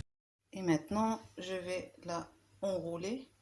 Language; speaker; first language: French; non-native, local second language; Arabic